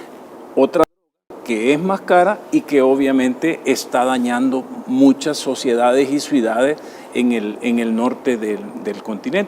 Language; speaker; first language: Spanish; native; Spanish